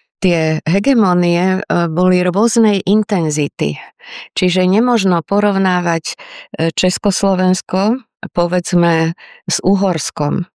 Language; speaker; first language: Slovak; native; Slovak